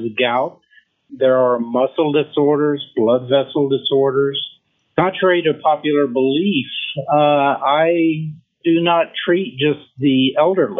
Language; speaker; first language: English; early bilingual, other home language; French